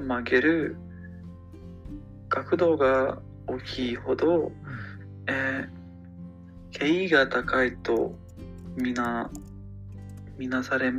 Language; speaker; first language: Japanese; non-native, fluent; French